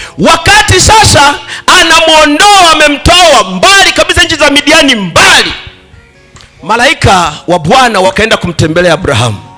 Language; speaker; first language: Swahili; native; Swahili